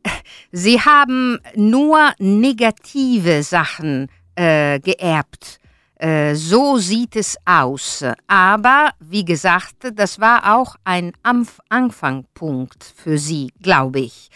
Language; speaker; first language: German; non-native, learner; Italian